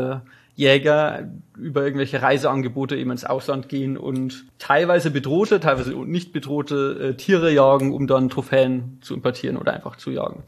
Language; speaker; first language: German; native; German